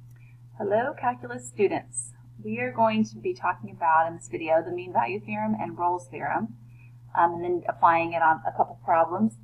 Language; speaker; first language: English; native; English